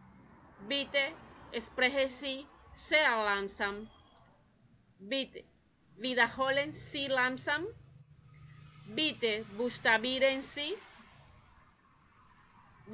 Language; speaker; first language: German; non-native, learner; Spanish